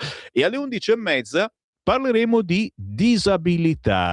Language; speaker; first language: Italian; native; Italian